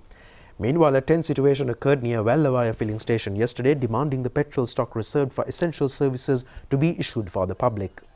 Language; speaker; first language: English; non-native, local second language; Sinhala